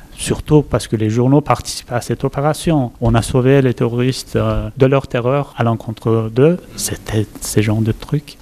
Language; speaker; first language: French; non-native, fluent; Kurdish